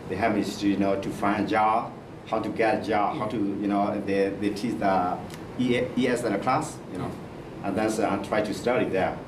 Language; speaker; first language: English; non-native, learner; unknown